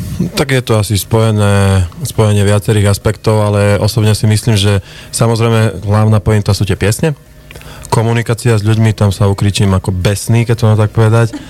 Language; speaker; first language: Slovak; native; Slovak